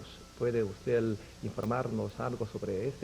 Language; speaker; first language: Spanish; non-native, fluent; Chinese